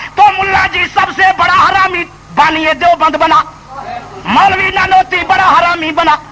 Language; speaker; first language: Urdu; non-native, local second language; Punjabi